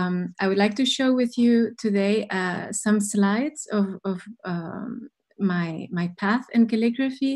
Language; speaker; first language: English; non-native, fluent; Spanish